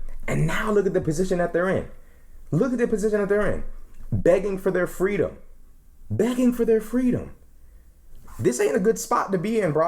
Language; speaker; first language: English; native; English